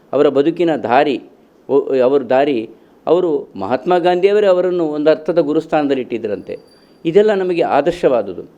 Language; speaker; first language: Kannada; non-native, local second language; Tulu